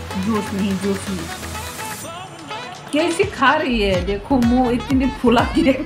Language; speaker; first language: Hindi; non-native, local second language; Bangla